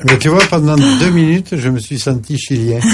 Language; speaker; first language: French; native; French